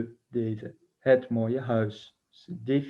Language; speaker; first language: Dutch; non-native, fluent; French